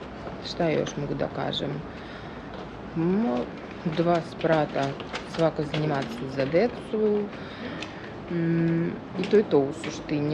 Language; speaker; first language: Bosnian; non-native, fluent; Russian